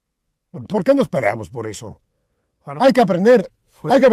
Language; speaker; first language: Spanish; native; Spanish